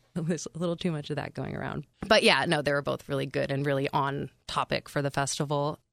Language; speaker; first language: English; native; English